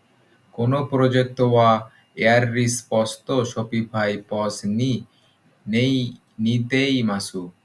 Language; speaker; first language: Japanese; non-native, learner; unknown